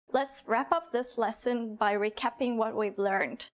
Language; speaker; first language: English; non-native, fluent; Norwegian